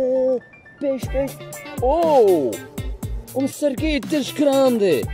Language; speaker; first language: Portuguese; non-native, learner; Bangla